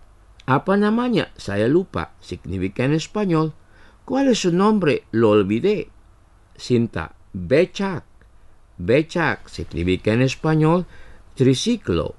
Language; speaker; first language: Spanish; non-native, fluent; Indonesian